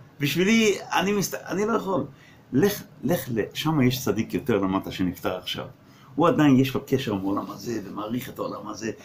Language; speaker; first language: Hebrew; non-native, fluent; English